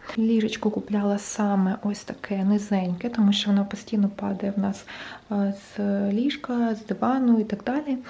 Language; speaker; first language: Ukrainian; non-native, local second language; Russian